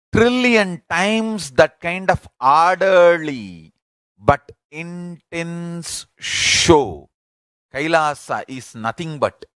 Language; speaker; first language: English; non-native, local second language; Tamil